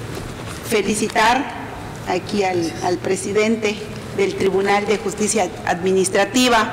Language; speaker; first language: Spanish; native; Spanish